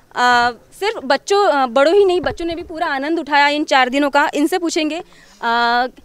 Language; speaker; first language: Hindi; non-native, local second language; Marathi